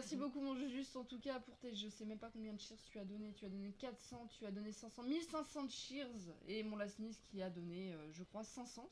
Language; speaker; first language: French; native; French